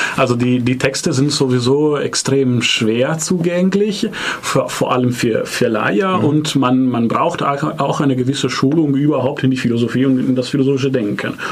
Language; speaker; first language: German; non-native, fluent; Italian